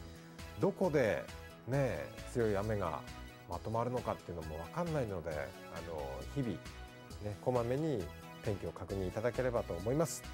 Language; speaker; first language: Japanese; native; Japanese